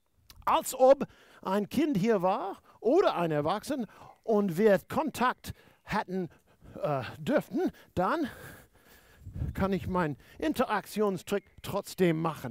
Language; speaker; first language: German; non-native, fluent; English